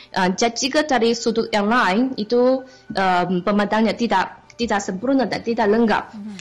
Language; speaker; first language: Malay; non-native, fluent; Chinese